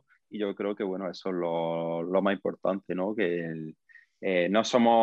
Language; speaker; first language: Spanish; native; Spanish